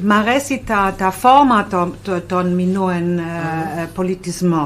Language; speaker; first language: Greek; non-native, learner; German